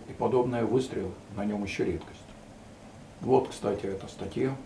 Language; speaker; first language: Russian; native; Russian